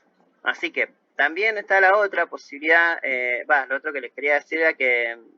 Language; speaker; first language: Spanish; native; Spanish